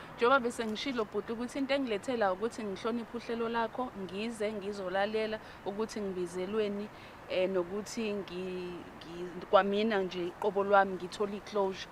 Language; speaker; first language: Zulu; native; Zulu